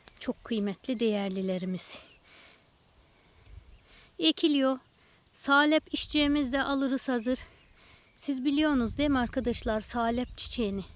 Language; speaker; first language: Turkish; native; Turkish